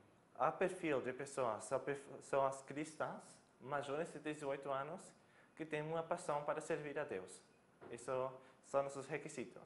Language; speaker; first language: Portuguese; non-native, fluent; German